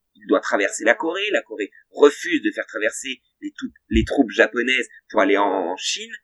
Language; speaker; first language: French; native; French